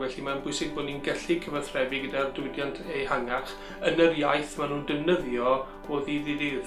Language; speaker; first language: Welsh; native; Welsh